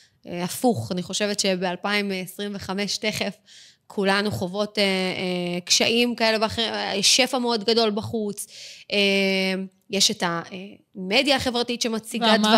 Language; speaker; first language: Hebrew; native; Hebrew